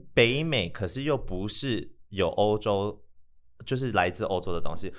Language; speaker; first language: Chinese; native; Chinese